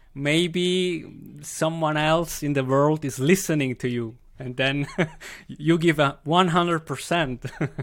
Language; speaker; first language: English; non-native, fluent; Swiss German